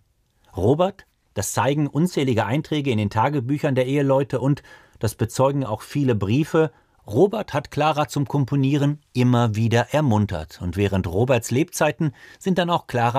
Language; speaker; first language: German; native; German